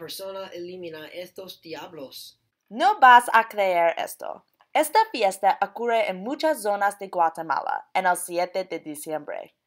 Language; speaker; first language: Spanish; non-native, learner; English